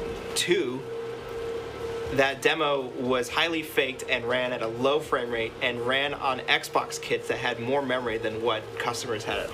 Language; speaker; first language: English; native; English